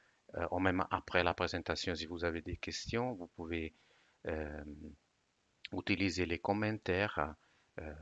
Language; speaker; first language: French; non-native, fluent; Italian